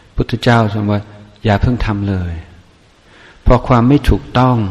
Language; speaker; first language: Thai; non-native, fluent; English